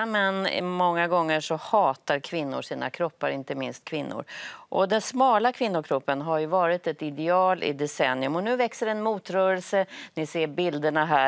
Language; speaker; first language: Swedish; native; Swedish